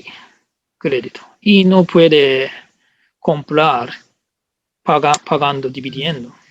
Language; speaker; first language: Spanish; non-native, learner; Japanese